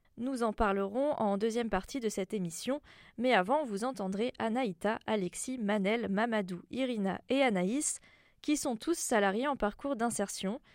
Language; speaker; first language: French; native; French